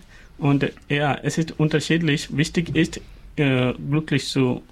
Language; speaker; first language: German; non-native, learner; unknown